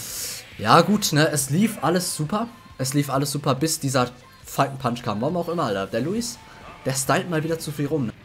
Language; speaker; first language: German; native; German